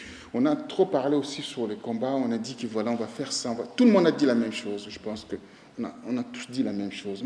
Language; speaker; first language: French; non-native, local second language; Lingala